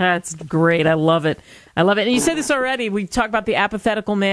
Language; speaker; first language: English; native; English